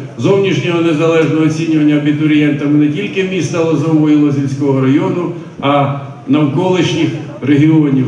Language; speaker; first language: Ukrainian; native; Ukrainian